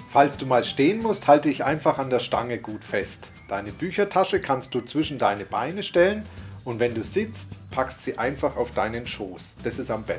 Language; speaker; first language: German; native; German